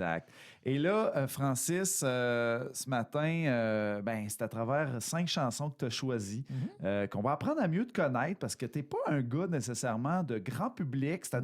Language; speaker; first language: French; native; French